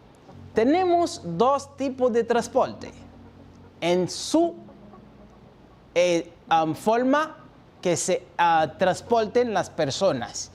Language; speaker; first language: Spanish; non-native, fluent; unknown